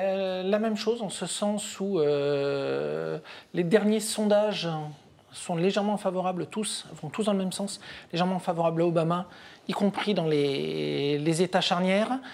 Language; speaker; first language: French; native; French